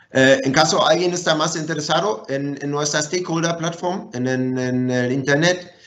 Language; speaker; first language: Spanish; non-native, fluent; German